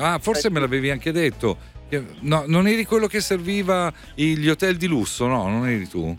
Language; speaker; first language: Italian; native; Italian